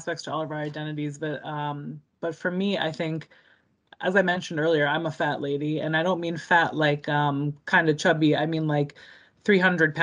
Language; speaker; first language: English; native; English